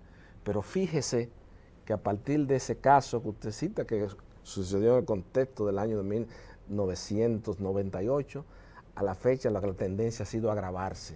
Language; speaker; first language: Spanish; native; Spanish